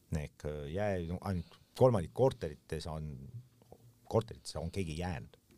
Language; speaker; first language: Estonian; non-native, local second language; Russian